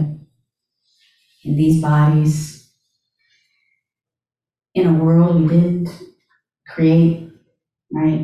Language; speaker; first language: English; native; English